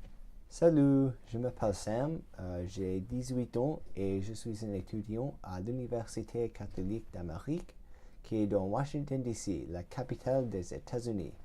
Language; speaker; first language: French; non-native, learner; English